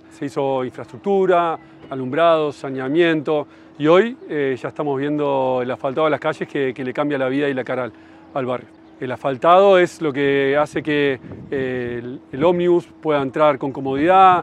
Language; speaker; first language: Spanish; native; Spanish